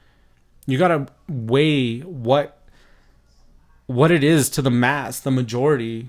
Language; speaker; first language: English; native; English